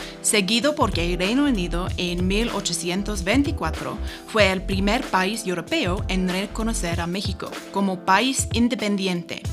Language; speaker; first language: Spanish; non-native, fluent; English